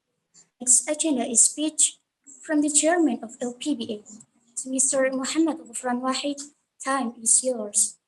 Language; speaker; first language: English; non-native, learner; Indonesian